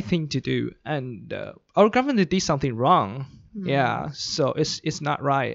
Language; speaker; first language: English; non-native, fluent; Chinese